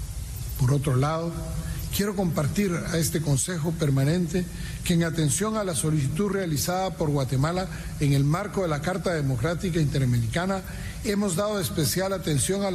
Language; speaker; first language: Spanish; native; Spanish